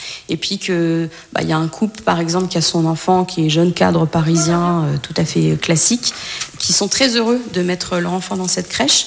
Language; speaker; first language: French; native; French